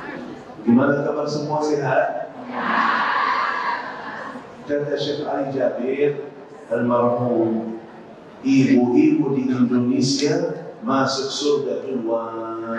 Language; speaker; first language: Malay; non-native, fluent; Arabic